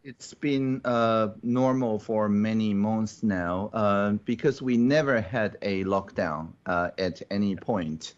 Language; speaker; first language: English; non-native, fluent; Chinese